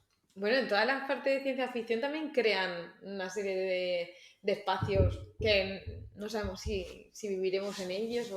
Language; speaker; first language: Spanish; native; Spanish